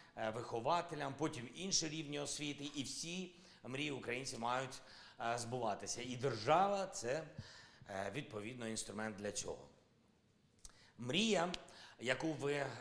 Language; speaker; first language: Ukrainian; non-native, local second language; Russian